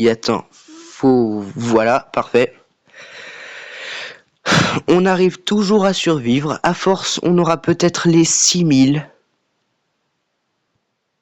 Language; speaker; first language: French; native; French